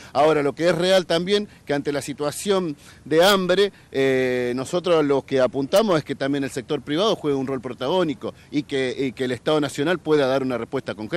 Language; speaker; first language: Spanish; native; Spanish